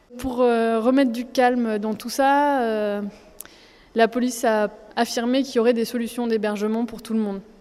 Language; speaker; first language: French; native; French